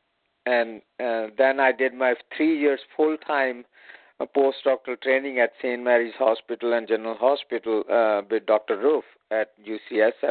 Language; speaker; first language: English; non-native, local second language; Punjabi